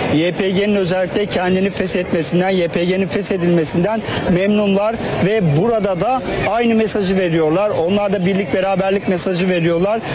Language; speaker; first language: Turkish; native; Turkish